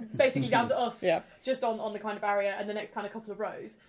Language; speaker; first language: English; native; English